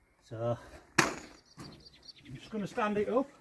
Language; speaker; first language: English; native; English